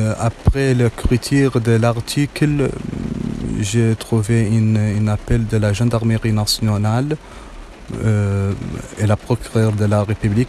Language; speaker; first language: French; non-native, learner; Arabic